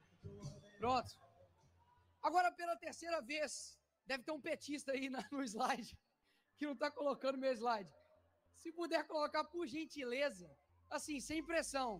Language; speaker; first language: Portuguese; native; Portuguese